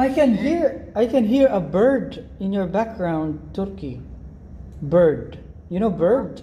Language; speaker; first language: English; non-native, fluent; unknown